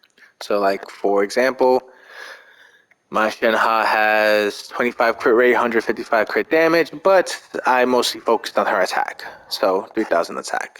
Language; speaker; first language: English; native; English